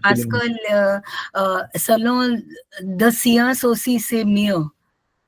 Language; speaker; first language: French; non-native, learner; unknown